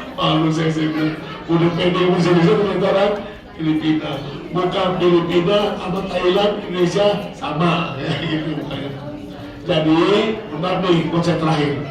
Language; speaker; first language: Indonesian; native; Indonesian